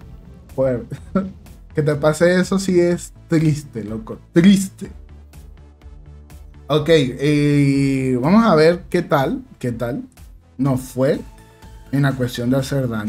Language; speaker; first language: Spanish; native; Spanish